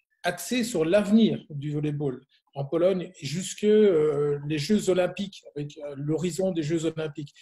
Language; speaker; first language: French; native; French